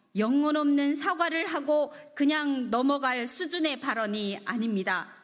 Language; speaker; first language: Korean; native; Korean